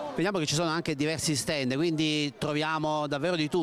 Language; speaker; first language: Italian; native; Italian